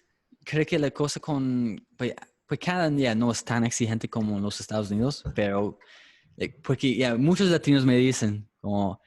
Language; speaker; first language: Spanish; non-native, fluent; English